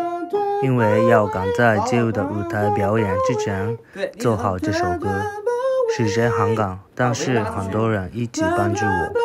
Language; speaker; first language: Chinese; non-native, fluent; Japanese